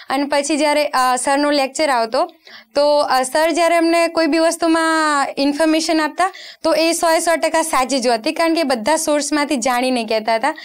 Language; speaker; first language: Gujarati; non-native, local second language; Rajasthani